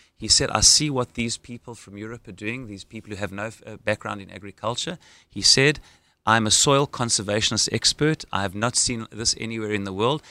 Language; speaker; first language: English; native; English